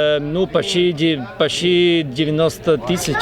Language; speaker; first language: Russian; non-native, fluent; Spanish